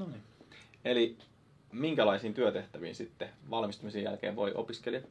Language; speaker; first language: Finnish; native; Finnish